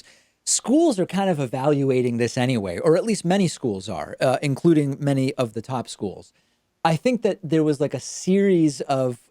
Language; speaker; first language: English; native; English